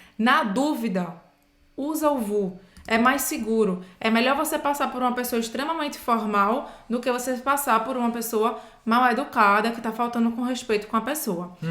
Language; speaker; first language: Portuguese; native; Portuguese